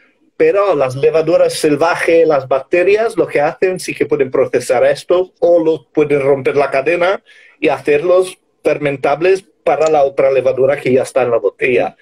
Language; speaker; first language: Spanish; non-native, fluent; English